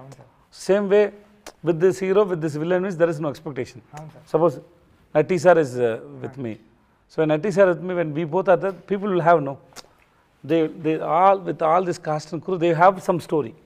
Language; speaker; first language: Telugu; non-native, learner; Tamil